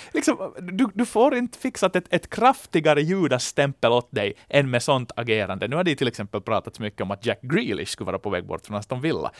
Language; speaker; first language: Swedish; native; Swedish